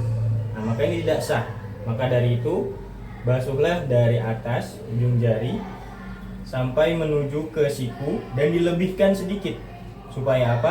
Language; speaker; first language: Indonesian; native; Indonesian